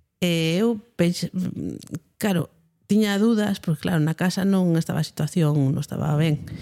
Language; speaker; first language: Galician; non-native, local second language; Spanish